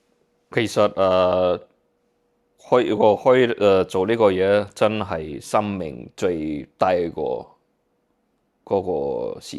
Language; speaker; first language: Cantonese; early bilingual, heritage; Cantonese